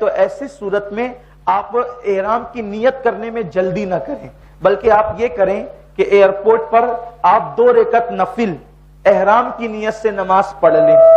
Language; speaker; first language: Urdu; native; Urdu